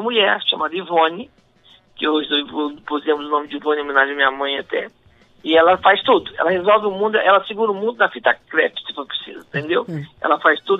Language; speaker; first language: Portuguese; native; Portuguese